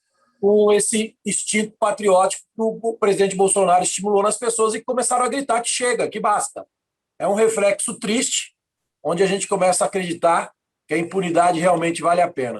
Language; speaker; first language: Portuguese; native; Portuguese